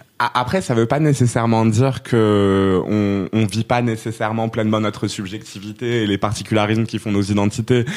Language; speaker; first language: French; non-native, local second language; Arabic